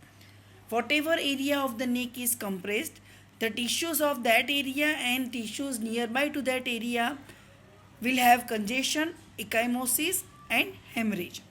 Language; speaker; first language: English; non-native, local second language; Gujarati